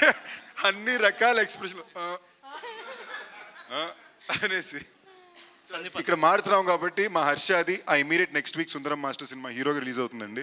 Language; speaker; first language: Telugu; native; Telugu